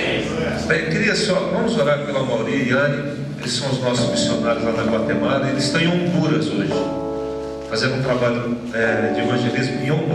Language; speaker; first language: Portuguese; native; Portuguese